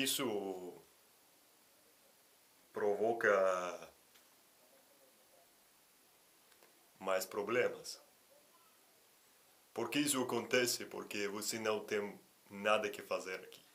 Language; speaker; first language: Portuguese; non-native, fluent; Russian